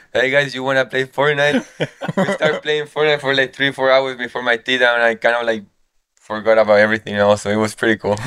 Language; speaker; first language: English; non-native, fluent; Spanish